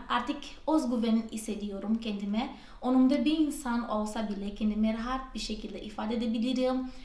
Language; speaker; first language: Turkish; non-native, fluent; Portuguese